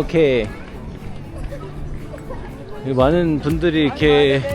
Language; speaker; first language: Korean; native; Korean